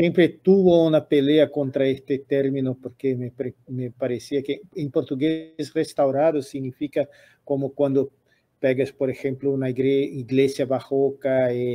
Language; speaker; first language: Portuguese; non-native, fluent; Spanish